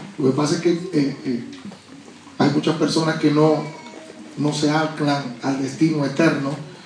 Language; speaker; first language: Spanish; native; Spanish